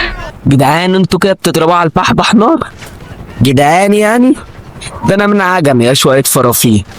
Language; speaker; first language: Arabic; native; Arabic